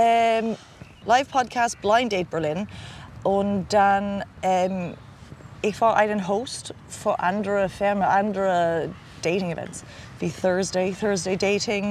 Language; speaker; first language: German; non-native, learner; English